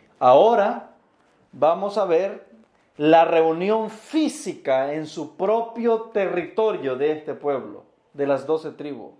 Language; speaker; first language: Spanish; native; Spanish